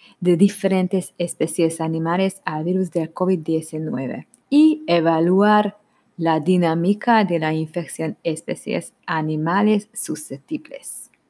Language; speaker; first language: Spanish; non-native, learner; Hungarian